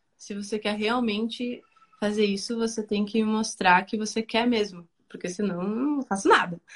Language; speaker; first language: Portuguese; early bilingual, other home language; Spanish